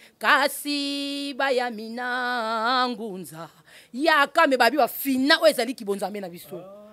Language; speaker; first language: Lingala; native; Lingala